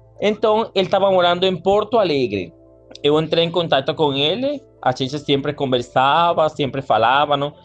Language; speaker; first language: Portuguese; non-native, learner; Spanish